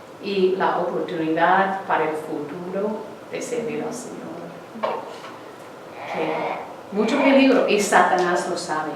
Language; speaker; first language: Spanish; non-native, fluent; English